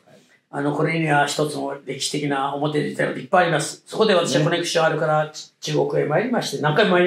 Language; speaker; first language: Japanese; native; Japanese